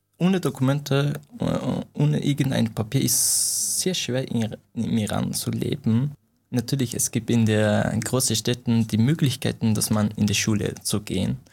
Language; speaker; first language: German; non-native, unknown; Persian